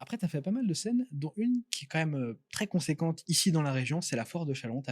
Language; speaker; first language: French; native; French